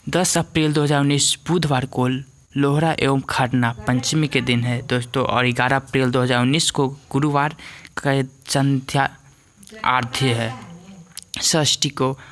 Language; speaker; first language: Hindi; native; Hindi